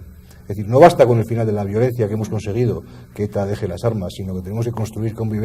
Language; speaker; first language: Spanish; native; Spanish